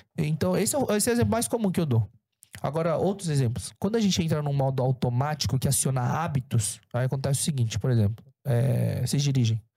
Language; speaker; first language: Portuguese; early bilingual, other home language; Korean